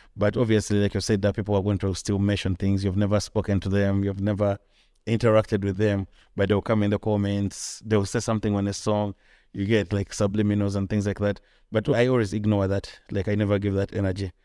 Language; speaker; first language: English; non-native, local second language; Ganda